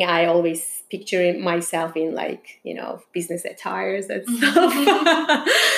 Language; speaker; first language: English; non-native, fluent; Turkish